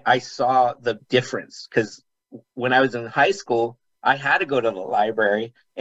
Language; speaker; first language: English; native; English